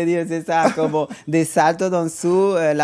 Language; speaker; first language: French; non-native, learner; Spanish